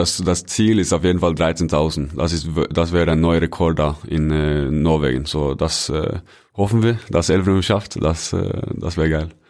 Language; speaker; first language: German; non-native, fluent; Norwegian